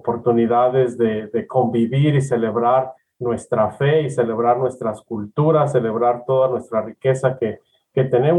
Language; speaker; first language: Spanish; native; Spanish